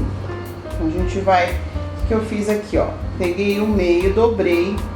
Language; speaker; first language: Portuguese; native; Portuguese